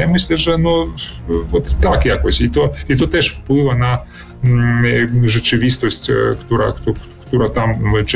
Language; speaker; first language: Polish; early bilingual, heritage; Polish